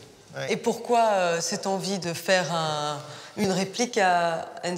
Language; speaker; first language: French; native; French